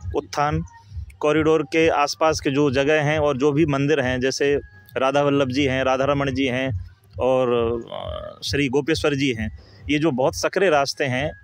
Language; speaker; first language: Hindi; native; Hindi